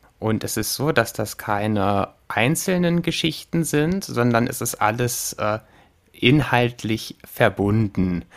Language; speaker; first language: German; native; German